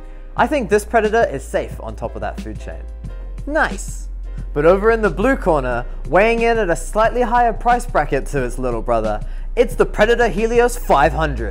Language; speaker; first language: English; native; English